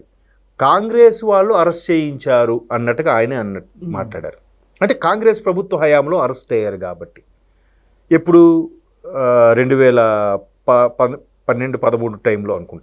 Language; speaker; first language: Telugu; native; Telugu